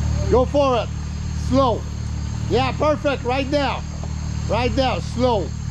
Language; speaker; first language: English; non-native, local second language; French